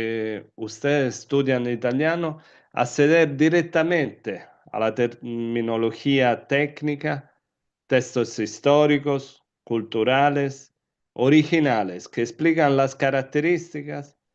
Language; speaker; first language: Spanish; non-native, fluent; Italian